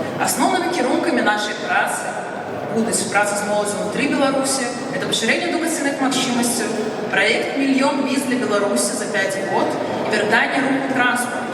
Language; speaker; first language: Belarusian; non-native, local second language; Russian